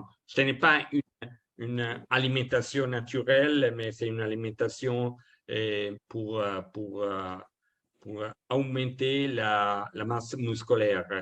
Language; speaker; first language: French; non-native, learner; Italian